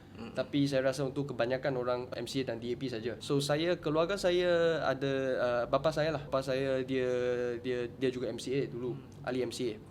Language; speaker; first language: Malay; non-native, local second language; Chinese